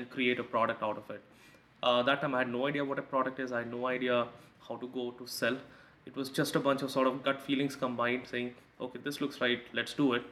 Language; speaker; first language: English; non-native, local second language; Hindi